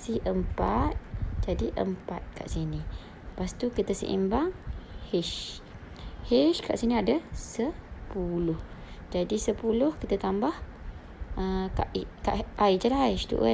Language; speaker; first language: Malay; native; Malay